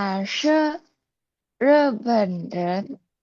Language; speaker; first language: Chinese; non-native, learner; Indonesian